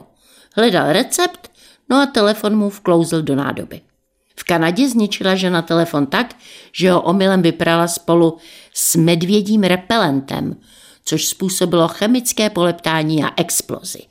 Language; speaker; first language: Czech; native; Czech